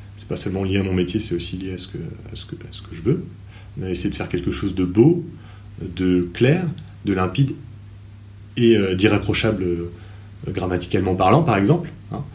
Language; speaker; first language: French; native; French